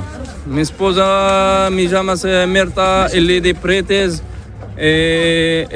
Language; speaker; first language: Spanish; non-native, learner; Arabic